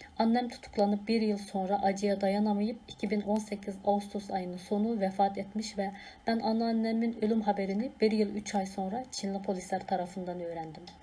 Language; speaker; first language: Turkish; non-native, fluent; Uyghur